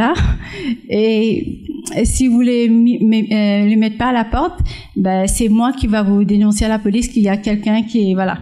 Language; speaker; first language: French; non-native, fluent; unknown